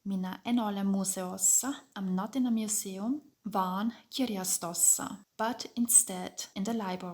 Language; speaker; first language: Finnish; non-native, fluent; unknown